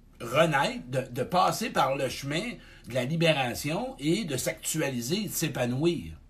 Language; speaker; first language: French; native; French